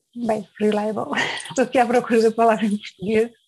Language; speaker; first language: Portuguese; native; Portuguese